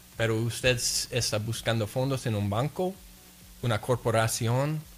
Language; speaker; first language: Spanish; non-native, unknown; English